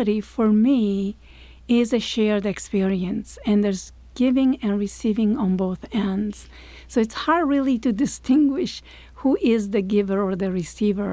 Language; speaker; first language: English; non-native, fluent; Italian